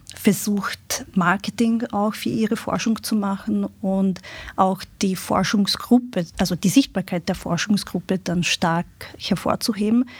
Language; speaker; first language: German; non-native, fluent; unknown